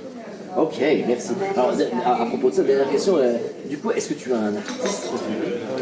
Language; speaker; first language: French; native; French